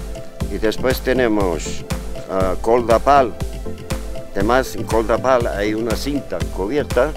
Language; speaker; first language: Spanish; non-native, fluent; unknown